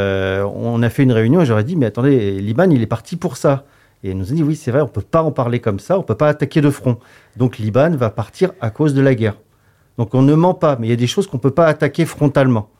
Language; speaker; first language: French; native; French